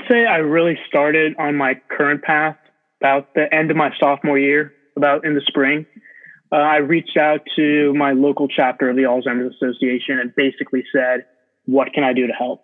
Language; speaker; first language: English; native; English